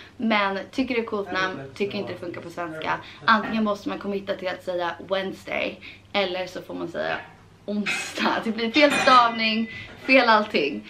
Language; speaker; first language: Swedish; early bilingual, heritage; Swedish